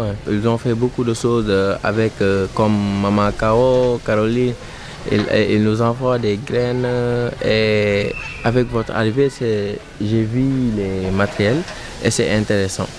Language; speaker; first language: French; non-native, local second language; Wolof